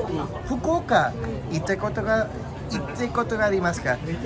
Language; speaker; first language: Japanese; non-native, learner; English